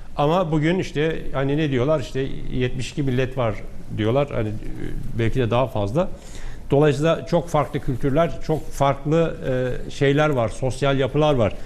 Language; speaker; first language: Turkish; native; Turkish